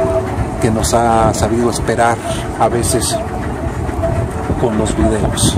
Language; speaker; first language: Spanish; native; Spanish